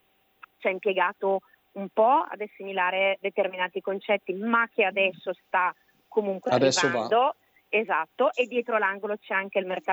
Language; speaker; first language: Italian; native; Italian